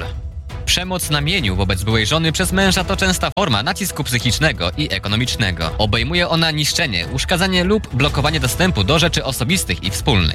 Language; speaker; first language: Polish; native; Polish